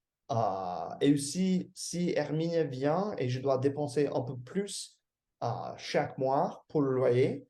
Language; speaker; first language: French; non-native, fluent; English